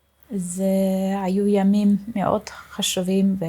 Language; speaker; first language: Hebrew; non-native, learner; German